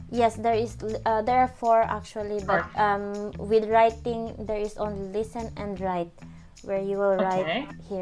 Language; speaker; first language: English; non-native, fluent; Indonesian